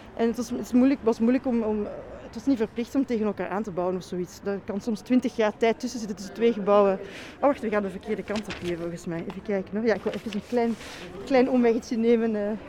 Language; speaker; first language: Dutch; native; Dutch